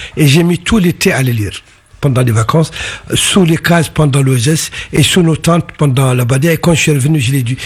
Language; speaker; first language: French; non-native, local second language; Arabic